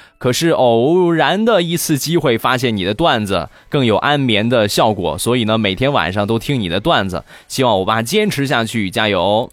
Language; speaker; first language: Chinese; native; Chinese